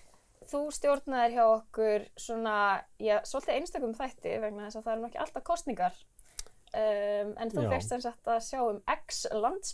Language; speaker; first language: Icelandic; native; Icelandic